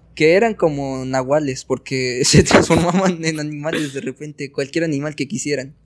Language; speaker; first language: Spanish; native; Spanish